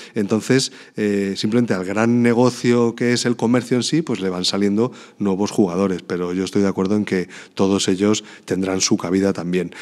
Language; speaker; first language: Spanish; native; Spanish